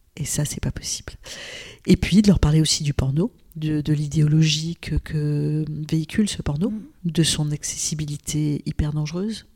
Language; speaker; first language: French; non-native, local second language; Arabic